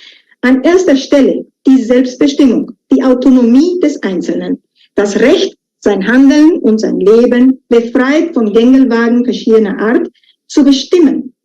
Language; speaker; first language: German; non-native, fluent; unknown